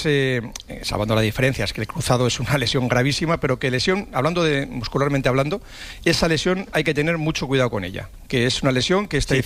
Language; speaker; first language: Spanish; native; Spanish